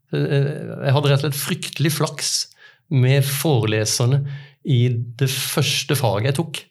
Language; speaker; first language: Norwegian; native; Norwegian